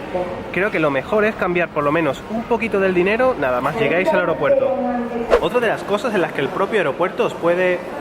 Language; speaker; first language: Spanish; native; Spanish